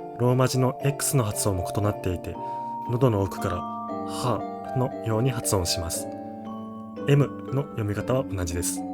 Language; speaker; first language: Japanese; native; Japanese